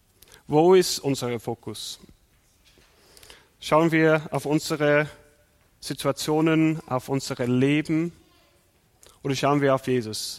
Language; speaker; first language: German; non-native, fluent; English